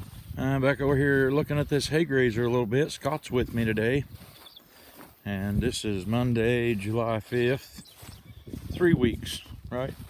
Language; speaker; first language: English; native; English